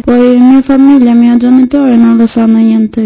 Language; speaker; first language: Italian; non-native, learner; Albanian